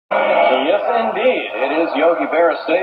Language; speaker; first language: English; native; English